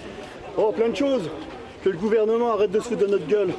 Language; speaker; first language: French; native; French